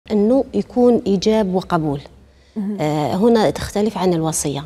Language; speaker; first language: Arabic; native; Arabic